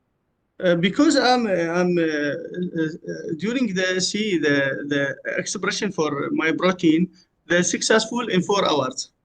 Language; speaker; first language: English; non-native, learner; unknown